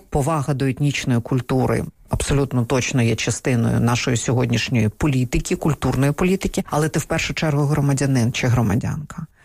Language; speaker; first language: Ukrainian; non-native, local second language; Russian